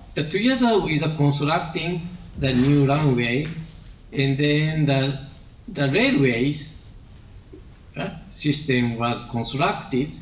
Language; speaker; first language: English; non-native, learner; Japanese